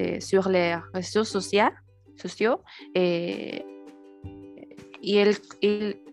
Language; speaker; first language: French; non-native, learner; Spanish